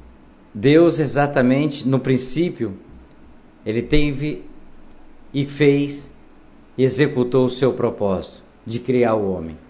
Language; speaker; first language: Portuguese; native; Portuguese